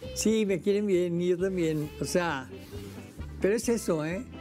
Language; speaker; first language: Spanish; native; Spanish